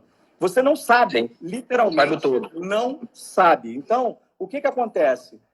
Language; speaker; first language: Portuguese; native; Portuguese